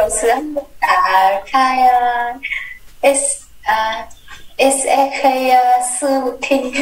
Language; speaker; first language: Chinese; non-native, learner; Vietnamese